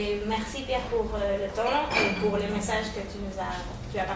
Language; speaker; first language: French; non-native, fluent; Spanish